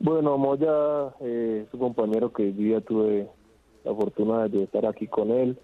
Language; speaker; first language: Spanish; native; Spanish